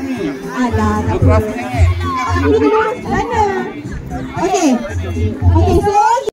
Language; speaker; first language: Malay; native; Malay